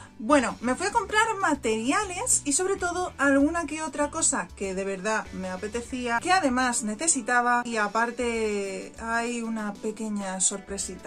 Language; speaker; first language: Spanish; native; Spanish